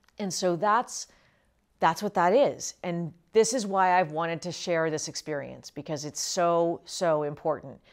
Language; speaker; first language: English; native; English